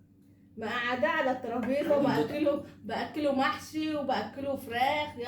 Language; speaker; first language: Arabic; native; Arabic